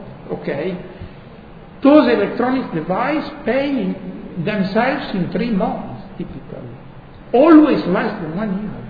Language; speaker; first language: English; non-native, fluent; Italian